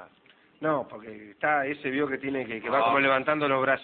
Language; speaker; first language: Spanish; native; Spanish